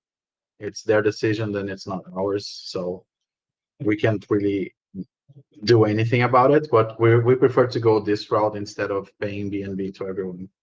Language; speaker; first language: English; non-native, fluent; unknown